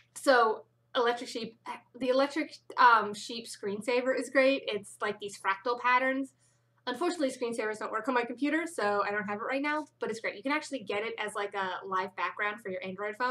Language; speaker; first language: English; native; English